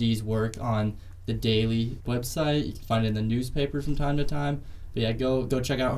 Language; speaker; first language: English; native; English